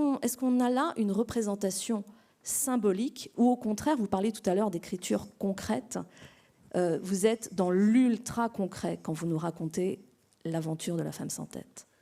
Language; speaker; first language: French; native; French